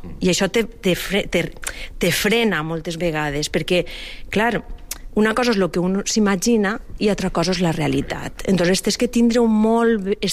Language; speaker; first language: Catalan; native; Catalan